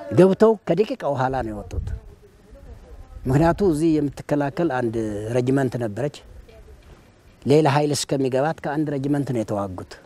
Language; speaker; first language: Amharic; non-native, local second language; Tigrinya